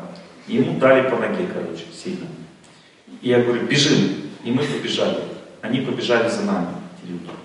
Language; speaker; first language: Russian; native; Russian